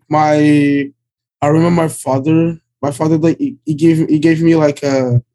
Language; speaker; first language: English; early bilingual, other home language; Portuguese